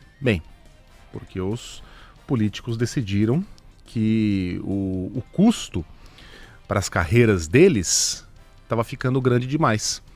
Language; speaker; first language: Portuguese; native; Portuguese